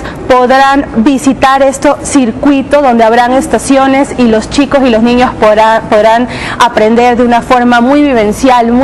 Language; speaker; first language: Spanish; native; Spanish